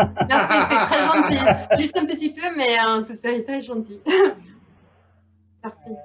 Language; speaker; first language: French; non-native, learner; English